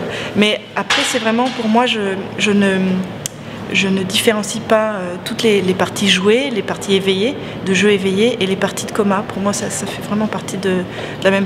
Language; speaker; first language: French; native; French